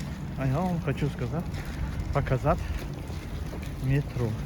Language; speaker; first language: Russian; early bilingual, other home language; Tajik